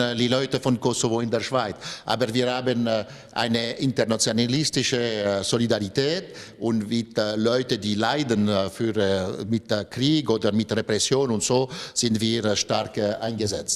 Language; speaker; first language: German; non-native, local second language; French